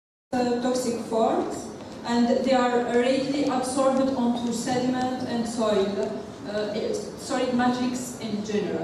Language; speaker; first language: English; non-native, local second language; Arabic